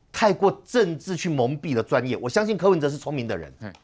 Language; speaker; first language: Chinese; native; Chinese